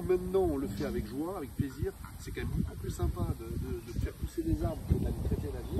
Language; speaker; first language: French; native; French